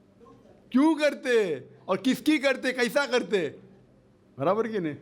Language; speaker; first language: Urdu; non-native, local second language; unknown